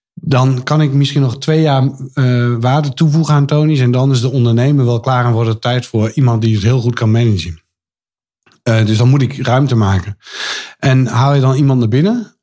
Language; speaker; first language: Dutch; native; Dutch